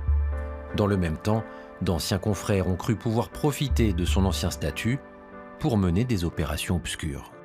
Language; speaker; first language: French; native; French